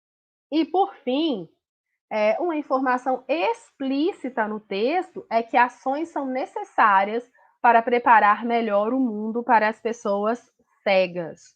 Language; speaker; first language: Portuguese; native; Portuguese